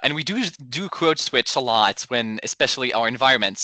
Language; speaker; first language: English; non-native, local second language; Arabic